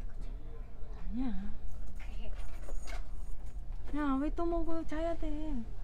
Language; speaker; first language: Korean; native; Korean